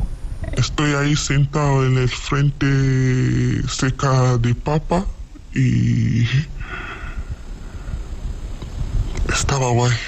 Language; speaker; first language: Spanish; non-native, learner; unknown